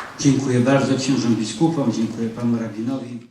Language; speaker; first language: Polish; native; Polish